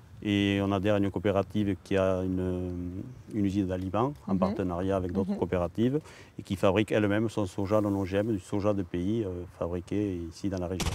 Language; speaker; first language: French; native; French